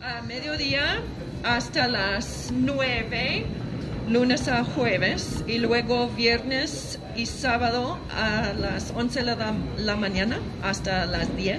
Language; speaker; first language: Spanish; non-native, fluent; English